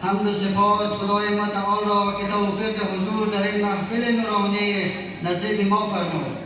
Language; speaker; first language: Persian; native; Persian